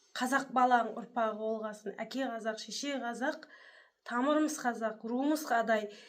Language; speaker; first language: Kazakh; early bilingual, heritage; Kazakh